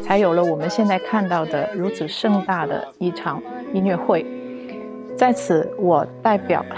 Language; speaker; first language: Chinese; native; Chinese